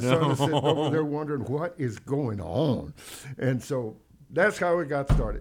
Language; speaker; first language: English; native; English